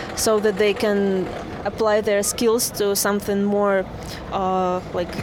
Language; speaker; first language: English; non-native, fluent; Russian